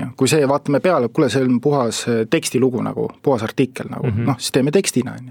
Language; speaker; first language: Estonian; native; Estonian